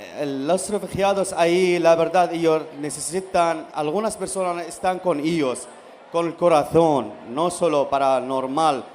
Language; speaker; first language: Spanish; non-native, learner; Arabic